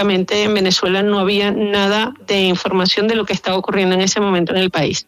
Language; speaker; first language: Spanish; native; Spanish